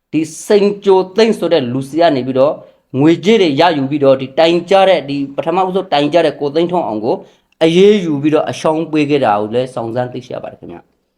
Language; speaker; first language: Burmese; non-native, local second language; Rohingya